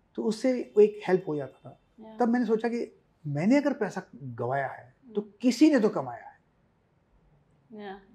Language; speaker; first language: Hindi; non-native, local second language; Sindhi